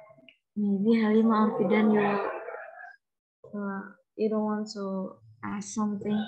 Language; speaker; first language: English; non-native, learner; Indonesian